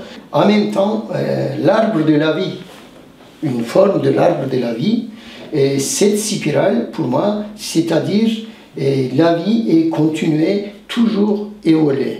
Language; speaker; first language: French; non-native, fluent; Turkish